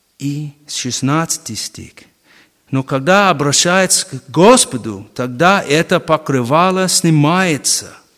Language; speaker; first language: Russian; non-native, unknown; English